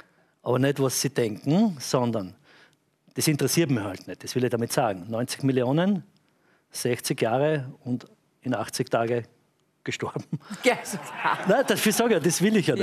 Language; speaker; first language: German; native; German